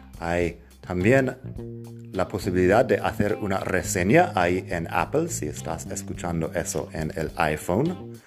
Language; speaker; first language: Spanish; non-native, fluent; English